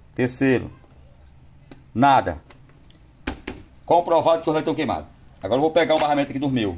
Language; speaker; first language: Portuguese; native; Portuguese